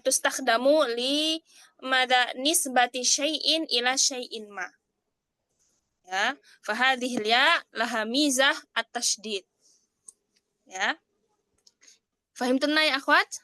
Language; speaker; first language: Arabic; non-native, fluent; Indonesian